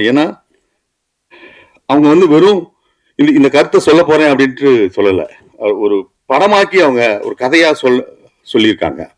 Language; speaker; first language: Tamil; native; Tamil